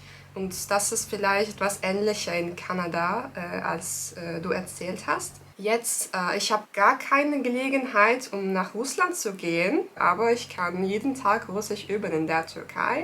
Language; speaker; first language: German; non-native, fluent; Turkish